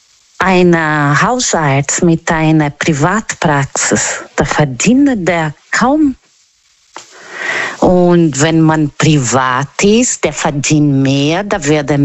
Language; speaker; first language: German; non-native, learner; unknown